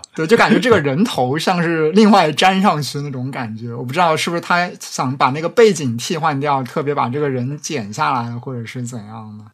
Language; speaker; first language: Chinese; native; Chinese